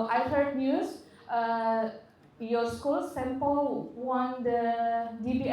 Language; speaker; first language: English; non-native, fluent; Indonesian